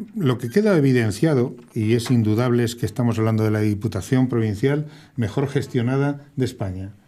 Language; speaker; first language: Spanish; native; Spanish